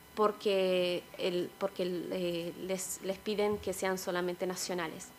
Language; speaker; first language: Spanish; non-native, fluent; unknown